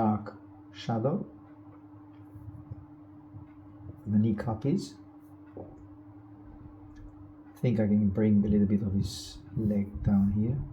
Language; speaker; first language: English; non-native, fluent; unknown